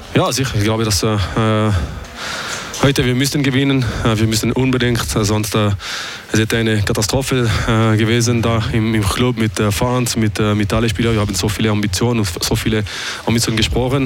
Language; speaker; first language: German; non-native, local second language; French